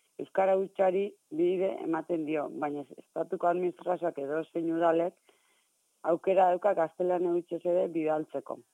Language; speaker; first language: Basque; native; Basque